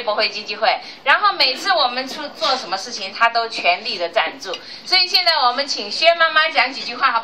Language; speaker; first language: Chinese; native; Chinese